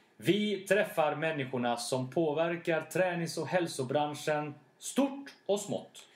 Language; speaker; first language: Swedish; native; Swedish